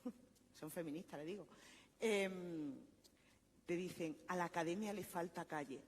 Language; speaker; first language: Spanish; native; Spanish